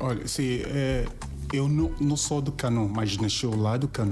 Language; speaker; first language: Portuguese; non-native, learner; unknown